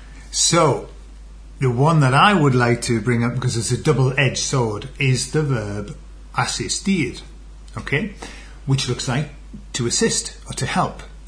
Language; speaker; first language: English; native; English